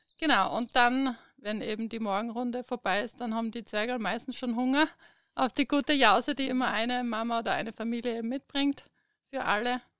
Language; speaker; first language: German; native; German